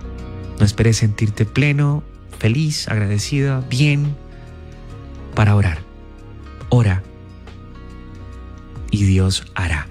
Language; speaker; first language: Spanish; native; Spanish